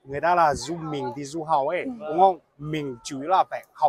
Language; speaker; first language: Vietnamese; non-native, fluent; Chinese